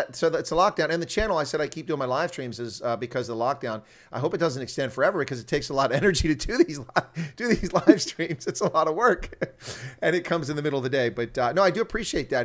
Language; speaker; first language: English; native; English